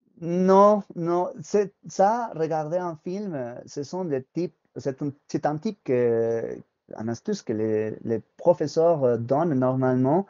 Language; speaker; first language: French; non-native, fluent; Spanish